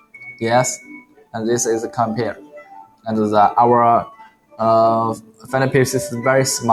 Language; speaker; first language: English; non-native, learner; Chinese